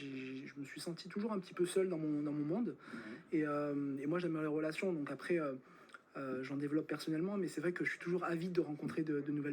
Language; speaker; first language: French; native; French